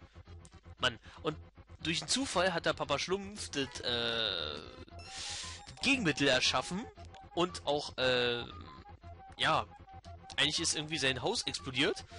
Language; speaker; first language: German; native; German